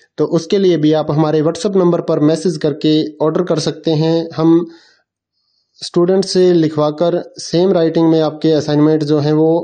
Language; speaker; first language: Hindi; native; Hindi